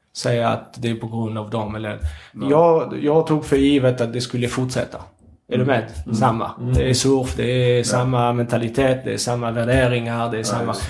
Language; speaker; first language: Swedish; non-native, fluent; French